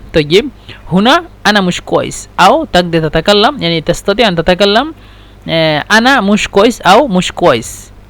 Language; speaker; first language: Arabic; non-native, fluent; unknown